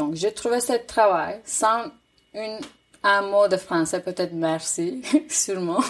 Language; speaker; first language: French; non-native, fluent; Turkish